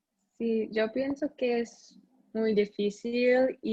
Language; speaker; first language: Spanish; non-native, learner; English